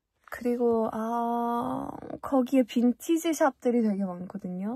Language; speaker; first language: Korean; early bilingual, heritage; English